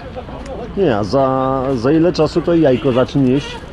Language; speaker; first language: Polish; native; Polish